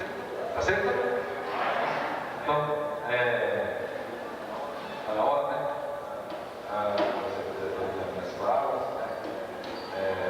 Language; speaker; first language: Portuguese; non-native, learner; Japanese